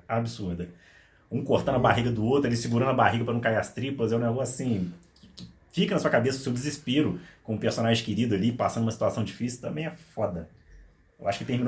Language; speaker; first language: Portuguese; native; Portuguese